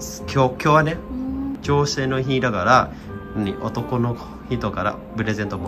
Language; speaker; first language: Japanese; non-native, fluent; Vietnamese